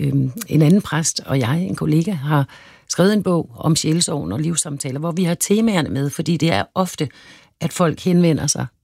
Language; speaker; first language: Danish; native; Danish